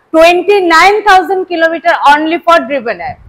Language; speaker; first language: Hindi; non-native, local second language; Bangla